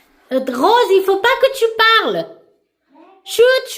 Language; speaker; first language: French; non-native, learner; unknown